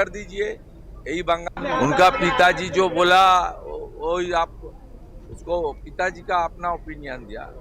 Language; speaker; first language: Hindi; non-native, local second language; Bangla